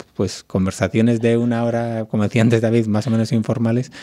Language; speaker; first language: Spanish; native; Spanish